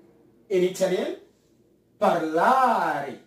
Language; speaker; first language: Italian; non-native, fluent; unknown